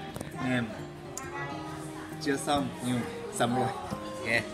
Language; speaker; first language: Vietnamese; non-native, learner; Japanese